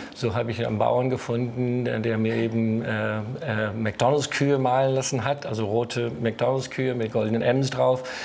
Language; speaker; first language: German; non-native, fluent; English